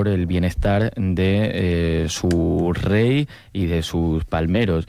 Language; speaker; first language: Spanish; native; Spanish